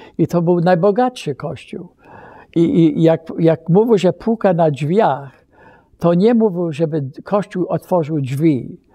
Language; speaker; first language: Polish; early bilingual, heritage; Polish